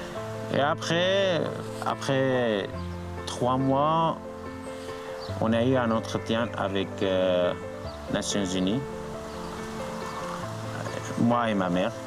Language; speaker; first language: French; non-native, learner; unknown